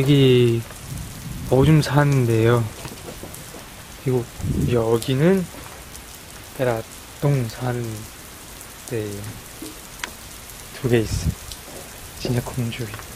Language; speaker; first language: Korean; non-native, learner; Chinese